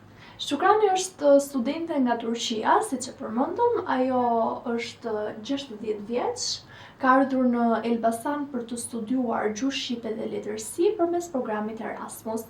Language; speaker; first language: Albanian; native; Albanian